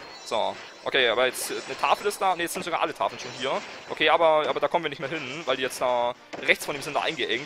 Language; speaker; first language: German; native; German